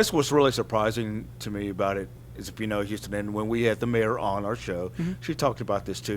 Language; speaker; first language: English; native; English